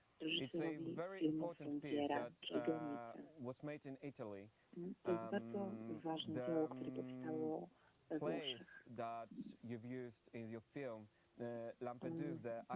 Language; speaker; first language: English; non-native, fluent; Polish